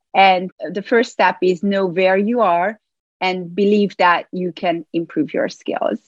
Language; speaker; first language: English; non-native, fluent; Hungarian